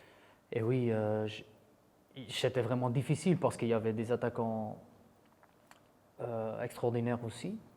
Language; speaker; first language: French; non-native, fluent; Dutch